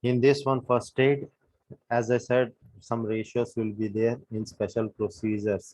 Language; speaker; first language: English; non-native, local second language; Telugu